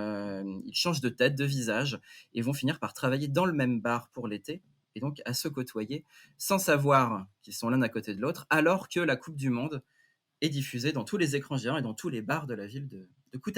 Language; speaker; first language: French; native; French